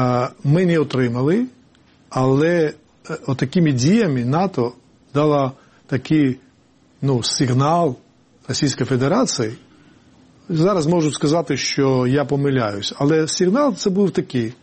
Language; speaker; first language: Ukrainian; non-native, fluent; Georgian